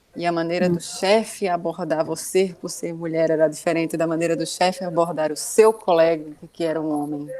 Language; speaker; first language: Portuguese; native; Portuguese